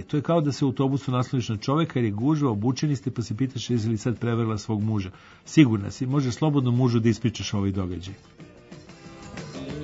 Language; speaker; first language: Croatian; native; Croatian